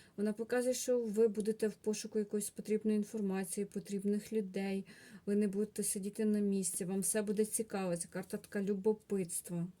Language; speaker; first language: Ukrainian; non-native, local second language; Russian